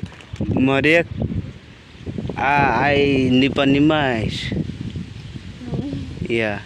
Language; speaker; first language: Russian; non-native, learner; Bangla